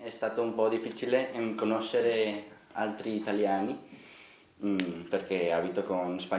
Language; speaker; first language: Italian; non-native, learner; Spanish